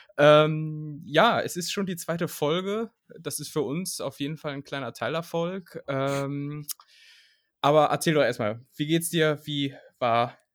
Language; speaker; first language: German; native; German